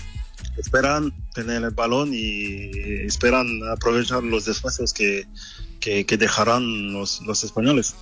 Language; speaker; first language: Spanish; non-native, fluent; French